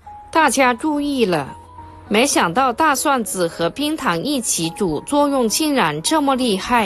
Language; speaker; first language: Chinese; native; Chinese